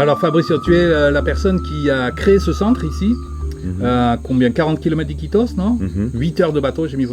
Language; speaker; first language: French; native; French